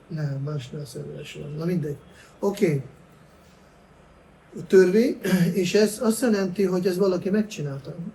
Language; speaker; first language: Hungarian; non-native, fluent; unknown